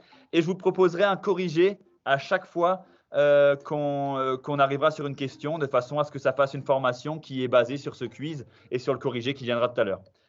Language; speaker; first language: French; native; French